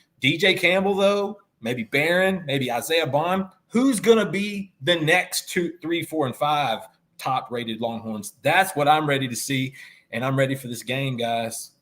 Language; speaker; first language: English; native; English